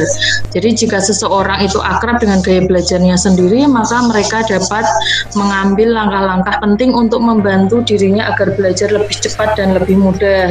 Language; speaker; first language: Indonesian; native; Indonesian